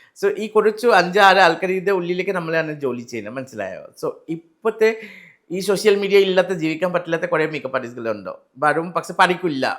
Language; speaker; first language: Malayalam; non-native, learner; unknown